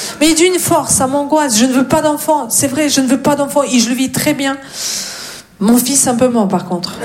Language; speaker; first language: French; non-native, fluent; Russian